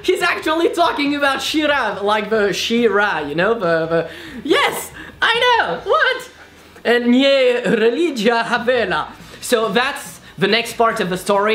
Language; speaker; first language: English; non-native, fluent; French